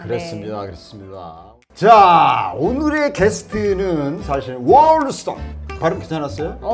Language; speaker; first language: Korean; native; Korean